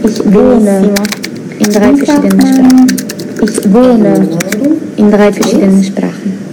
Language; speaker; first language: German; non-native, fluent; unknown